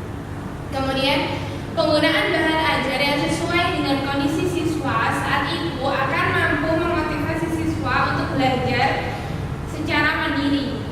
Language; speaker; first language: Indonesian; native; Indonesian